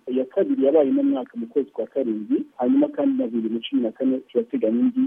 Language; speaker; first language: Kinyarwanda; early bilingual, heritage; Kinyarwanda